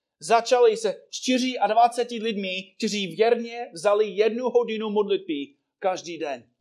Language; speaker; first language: Czech; non-native, fluent; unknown